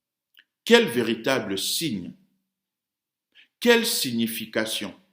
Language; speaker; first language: French; native; French